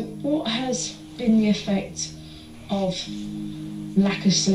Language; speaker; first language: English; native; English